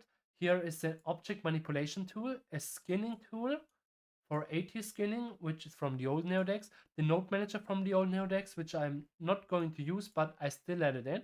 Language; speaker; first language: English; non-native, fluent; German